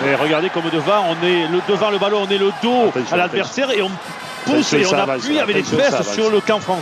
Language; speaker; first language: French; native; French